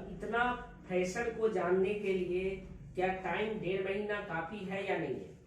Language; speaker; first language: Hindi; native; Hindi